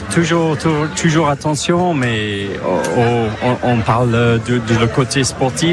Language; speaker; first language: French; non-native, fluent; English